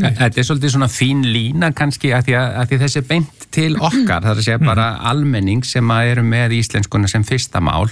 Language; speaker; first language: Icelandic; native; Icelandic